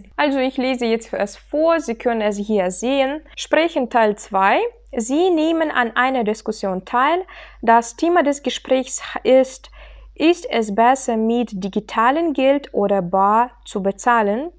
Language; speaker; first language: German; non-native, fluent; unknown